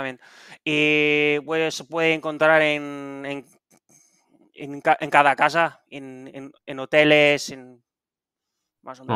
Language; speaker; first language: Spanish; non-native, fluent; Dutch